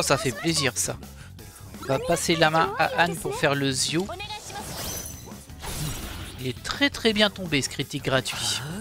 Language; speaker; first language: French; native; French